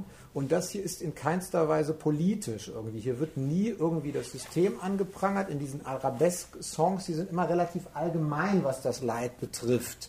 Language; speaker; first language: German; native; German